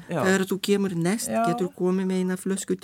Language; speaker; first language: Icelandic; non-native, fluent; Lithuanian